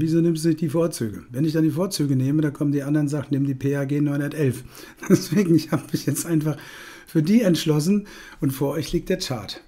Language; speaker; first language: German; native; German